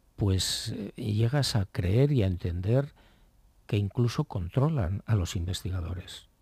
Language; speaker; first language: Spanish; native; Spanish